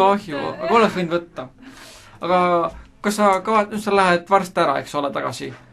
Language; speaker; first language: Estonian; native; Estonian